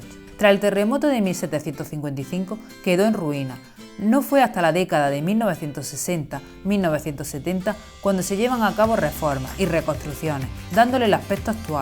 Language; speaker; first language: Spanish; native; Spanish